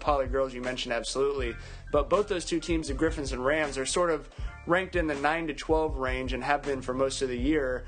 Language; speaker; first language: English; native; English